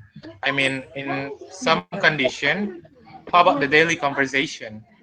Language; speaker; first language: English; non-native, fluent; Indonesian